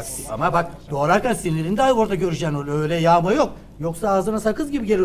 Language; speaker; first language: Turkish; native; Turkish